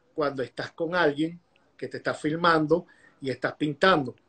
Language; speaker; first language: Spanish; native; Spanish